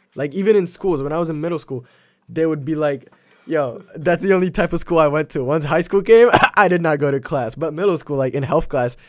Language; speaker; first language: English; early bilingual, other home language; Polish